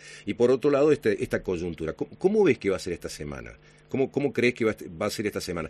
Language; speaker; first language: Spanish; native; Spanish